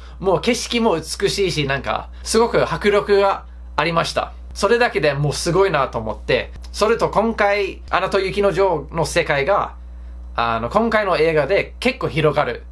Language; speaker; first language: Japanese; non-native, fluent; English